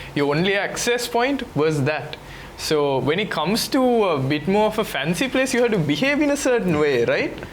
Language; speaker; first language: English; non-native, local second language; Sinhala